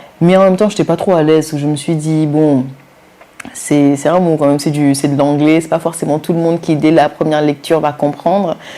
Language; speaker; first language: French; non-native, local second language; Wolof